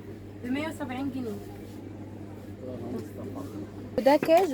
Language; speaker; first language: Arabic; native; Arabic